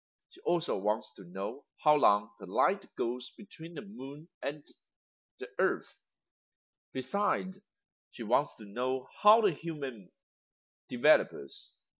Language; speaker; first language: English; non-native, fluent; Chinese